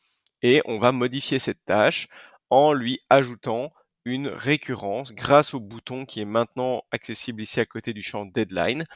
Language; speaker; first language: French; native; French